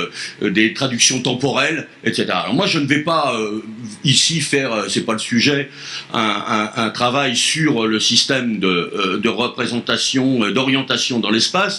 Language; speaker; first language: French; native; French